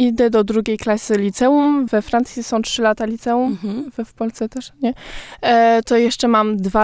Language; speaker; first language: Polish; early bilingual, heritage; Polish